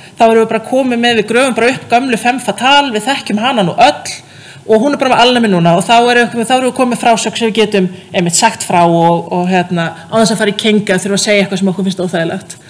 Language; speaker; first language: Icelandic; native; Icelandic